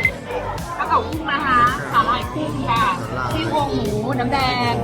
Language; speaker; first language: Thai; native; Thai